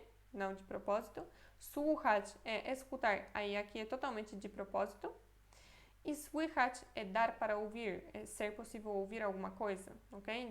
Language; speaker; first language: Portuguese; non-native, fluent; Polish